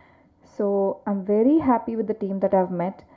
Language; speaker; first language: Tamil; non-native, learner; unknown